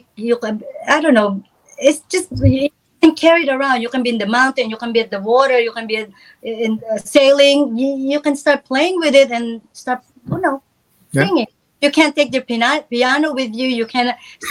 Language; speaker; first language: English; non-native, local second language; Filipino